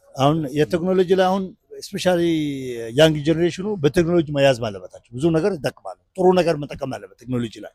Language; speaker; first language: Amharic; non-native, local second language; Somali